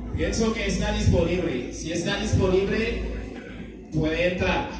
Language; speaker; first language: Spanish; non-native, fluent; Haitian Creole